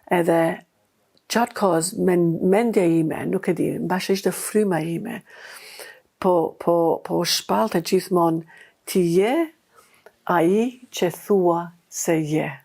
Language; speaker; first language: Albanian; non-native, fluent; English